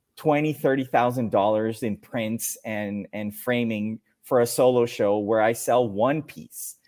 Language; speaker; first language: English; non-native, fluent; Spanish